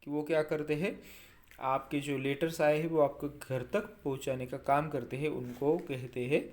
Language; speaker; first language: Hindi; non-native, local second language; Marathi